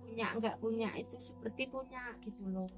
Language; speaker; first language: Indonesian; non-native, local second language; Javanese